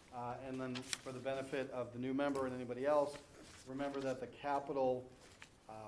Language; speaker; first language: English; native; English